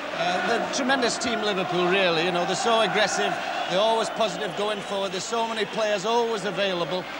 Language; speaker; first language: English; native; English